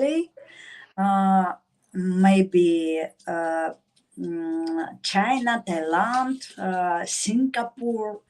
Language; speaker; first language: English; non-native, learner; Russian